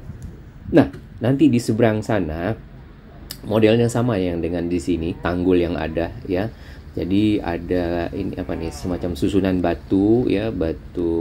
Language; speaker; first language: Indonesian; native; Indonesian